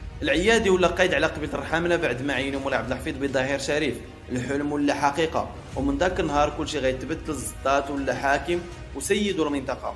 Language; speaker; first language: Arabic; native; Arabic